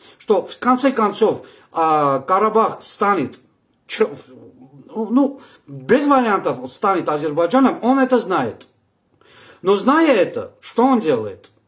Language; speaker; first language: Russian; non-native, local second language; Armenian